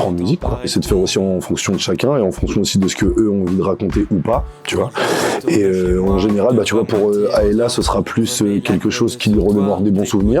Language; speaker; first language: French; native; French